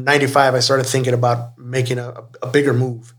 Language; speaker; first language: English; native; English